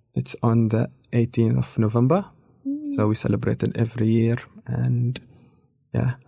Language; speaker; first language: English; non-native, learner; Arabic